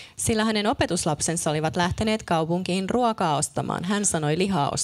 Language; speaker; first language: Finnish; native; Finnish